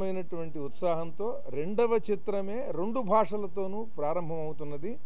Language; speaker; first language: Telugu; native; Telugu